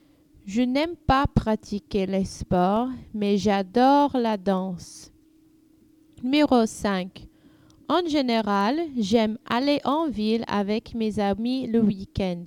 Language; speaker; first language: French; non-native, learner; English